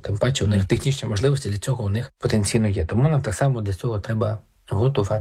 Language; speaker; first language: Ukrainian; native; Ukrainian